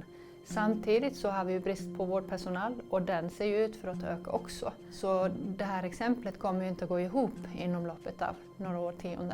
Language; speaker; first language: Swedish; native; Swedish